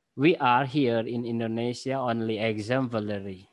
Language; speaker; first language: English; non-native, learner; Indonesian